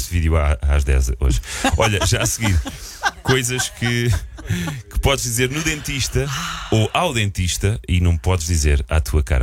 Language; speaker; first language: Portuguese; native; Portuguese